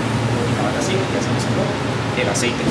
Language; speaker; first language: Spanish; native; Spanish